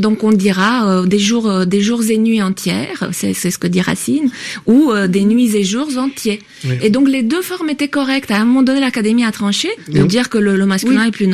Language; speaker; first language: French; native; French